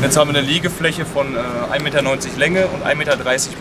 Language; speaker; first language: German; native; German